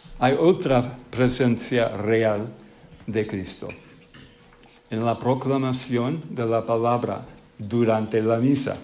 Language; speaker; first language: Spanish; non-native, fluent; English